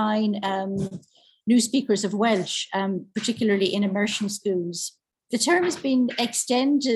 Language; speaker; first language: English; native; English